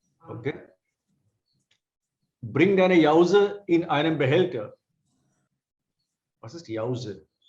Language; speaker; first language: German; non-native, fluent; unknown